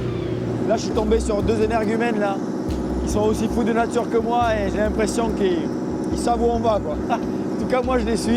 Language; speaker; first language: French; native; French